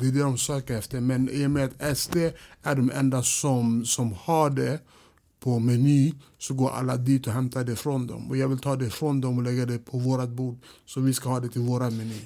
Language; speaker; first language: Swedish; early bilingual, other home language; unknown